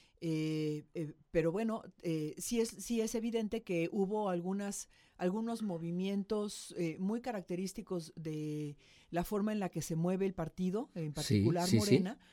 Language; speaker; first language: Spanish; native; Spanish